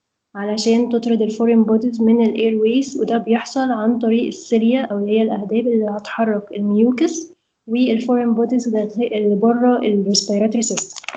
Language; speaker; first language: Arabic; native; Arabic